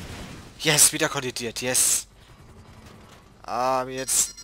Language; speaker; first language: German; native; German